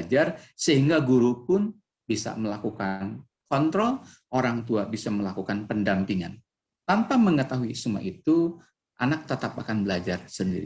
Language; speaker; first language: Indonesian; native; Indonesian